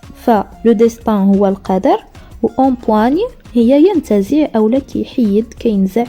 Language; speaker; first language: Arabic; native; Arabic